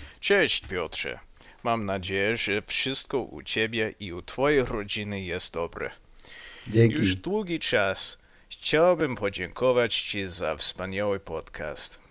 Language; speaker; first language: Polish; non-native, learner; English